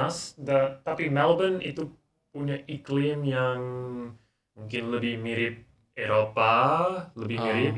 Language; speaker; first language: Indonesian; non-native, learner; English